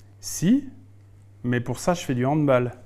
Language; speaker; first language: French; native; French